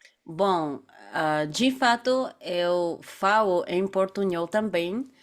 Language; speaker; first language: Portuguese; non-native, fluent; Bulgarian